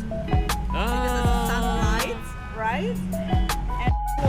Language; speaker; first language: English; non-native, learner; Indonesian